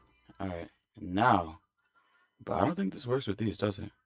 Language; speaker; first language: English; native; English